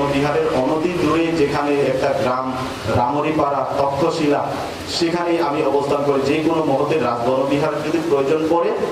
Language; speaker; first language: Bangla; non-native, local second language; Marma